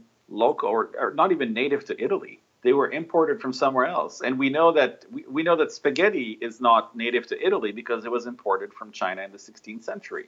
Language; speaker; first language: English; native; English